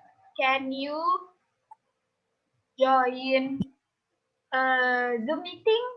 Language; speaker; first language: English; non-native, learner; Indonesian